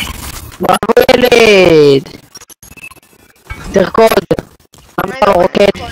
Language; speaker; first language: Hebrew; native; Hebrew